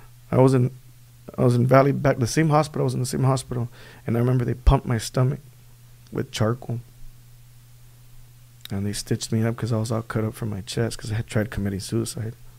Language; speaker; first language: English; early bilingual, other home language; Spanish